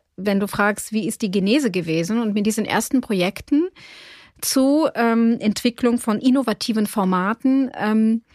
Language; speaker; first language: German; non-native, fluent; Ukrainian